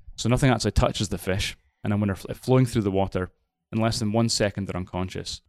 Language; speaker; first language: English; native; English